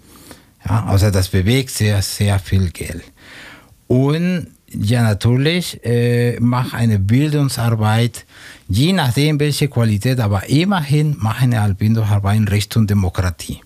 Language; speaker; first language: German; non-native, fluent; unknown